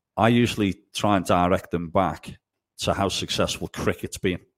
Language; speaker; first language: English; native; English